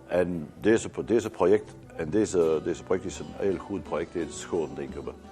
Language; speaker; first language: Dutch; non-native, learner; French